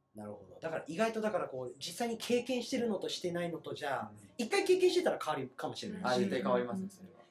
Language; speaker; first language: Japanese; native; Japanese